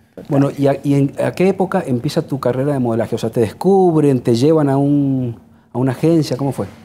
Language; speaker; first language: Spanish; native; Spanish